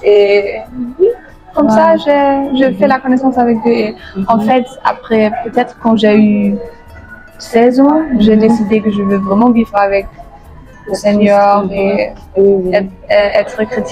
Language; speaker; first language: French; non-native, fluent; German